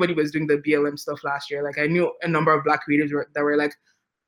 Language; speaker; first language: English; non-native, local second language; Yoruba